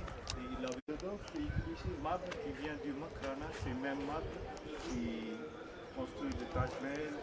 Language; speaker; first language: French; non-native, learner; Hindi